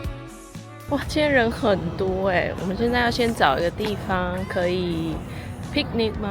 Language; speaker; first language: Chinese; non-native, fluent; Serbian